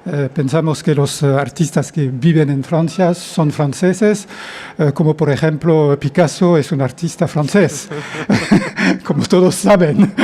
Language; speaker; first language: Spanish; non-native, fluent; French